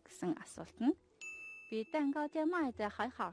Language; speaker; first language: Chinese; non-native, fluent; Mongolian